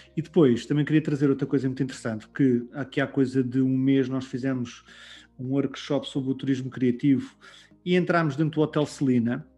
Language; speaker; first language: Portuguese; native; Portuguese